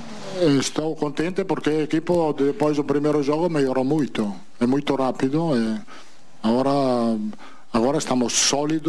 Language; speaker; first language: Portuguese; non-native, fluent; Italian